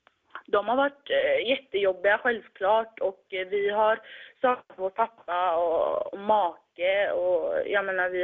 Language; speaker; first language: Swedish; early bilingual, other home language; Tigrinya